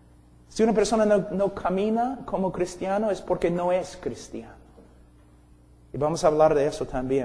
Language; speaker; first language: Spanish; non-native, fluent; English